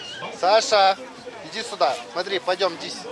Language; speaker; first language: Russian; native; Russian